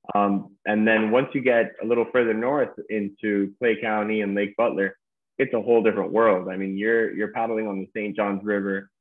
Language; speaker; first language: English; native; English